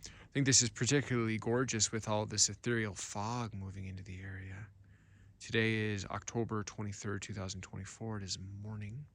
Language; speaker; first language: English; native; English